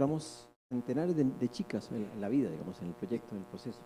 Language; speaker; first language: Spanish; native; Spanish